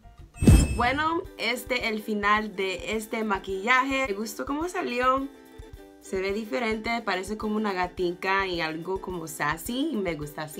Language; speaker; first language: Spanish; early bilingual, heritage; English